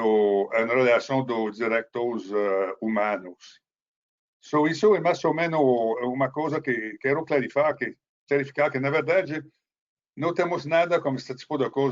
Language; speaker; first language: Portuguese; non-native, fluent; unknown